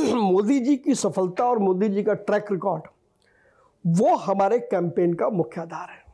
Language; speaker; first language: Hindi; native; Hindi